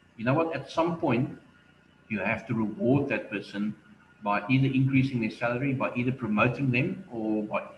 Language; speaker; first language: English; non-native, local second language; Afrikaans